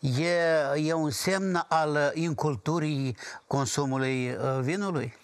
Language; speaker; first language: Romanian; native; Romanian